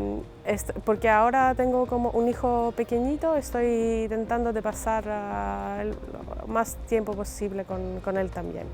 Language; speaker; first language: Spanish; non-native, fluent; Greek